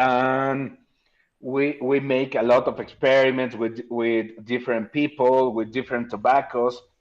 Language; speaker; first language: English; non-native, learner; Spanish